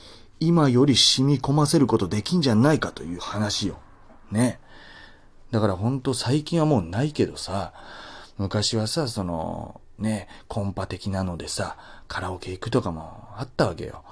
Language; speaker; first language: Japanese; native; Japanese